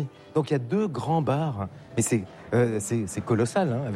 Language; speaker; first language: French; native; French